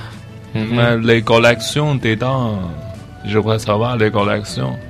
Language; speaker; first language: French; non-native, learner; Chinese